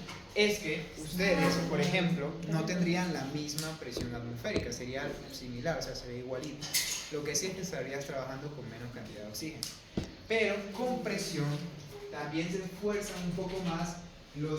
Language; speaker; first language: Spanish; native; Spanish